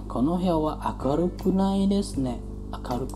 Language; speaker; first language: Japanese; non-native, fluent; Indonesian